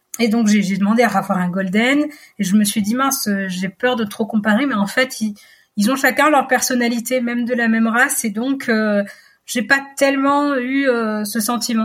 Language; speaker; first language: French; native; French